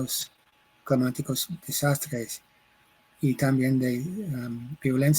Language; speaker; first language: Spanish; non-native, fluent; English